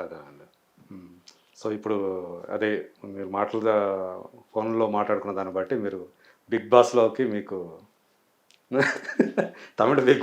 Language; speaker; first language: Telugu; native; Telugu